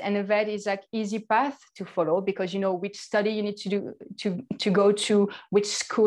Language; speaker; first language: English; non-native, fluent; French